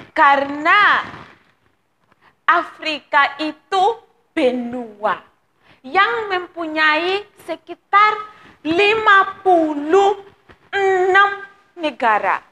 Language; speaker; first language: Indonesian; non-native, fluent; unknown